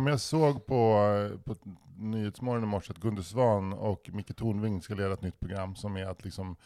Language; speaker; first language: Swedish; native; Swedish